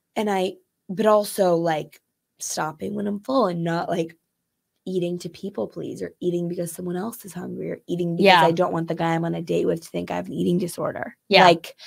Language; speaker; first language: English; native; English